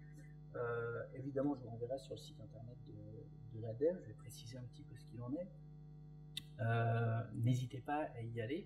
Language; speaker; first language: French; native; French